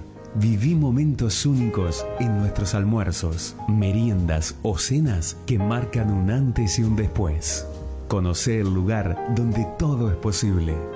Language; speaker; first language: Spanish; native; Spanish